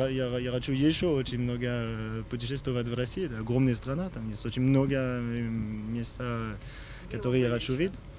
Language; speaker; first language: Russian; non-native, learner; French